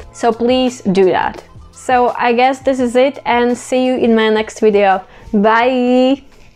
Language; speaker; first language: English; non-native, fluent; Latvian